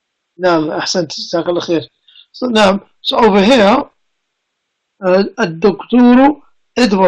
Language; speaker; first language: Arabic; non-native, fluent; English